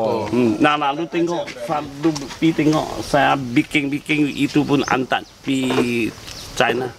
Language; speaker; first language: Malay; non-native, local second language; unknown